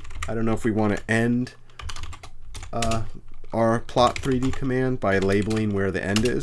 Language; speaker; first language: English; native; English